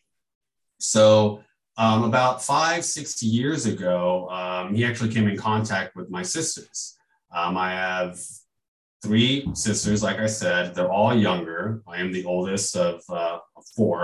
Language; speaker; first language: English; native; English